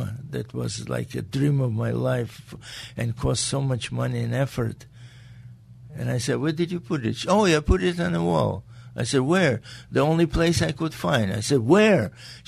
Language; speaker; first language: English; non-native, fluent; Latvian